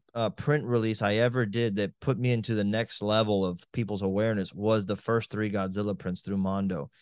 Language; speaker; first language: English; native; English